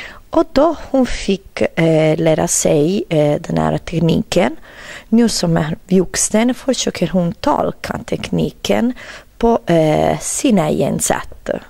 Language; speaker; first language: Swedish; non-native, fluent; Italian